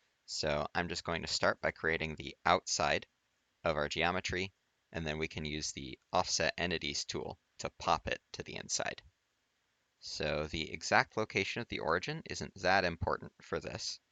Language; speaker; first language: English; native; English